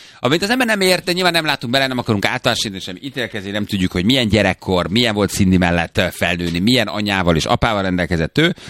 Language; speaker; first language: Hungarian; native; Hungarian